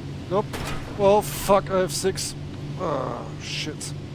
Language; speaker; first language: English; non-native, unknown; German